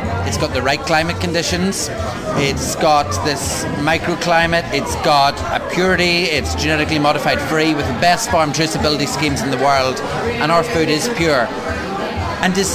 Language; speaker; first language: English; native; English